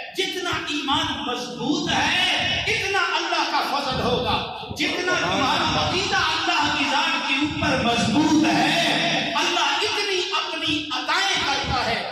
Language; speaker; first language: Urdu; non-native, local second language; Punjabi